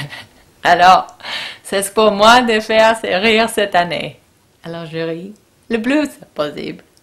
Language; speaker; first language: French; non-native, learner; English